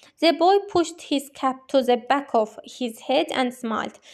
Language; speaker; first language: English; non-native, fluent; Azerbaijani